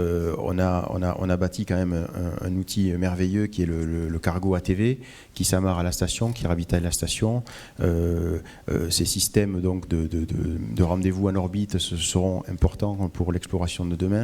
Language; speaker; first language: French; native; French